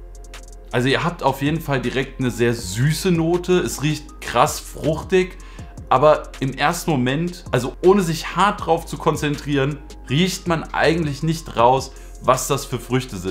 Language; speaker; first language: German; native; German